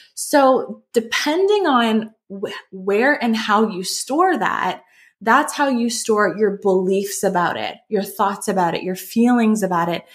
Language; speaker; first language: English; native; English